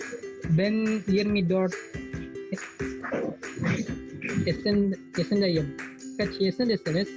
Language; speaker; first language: Turkish; non-native, learner; Indonesian